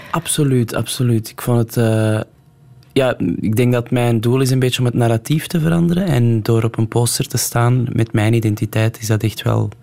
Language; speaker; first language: Dutch; non-native, local second language; Arabic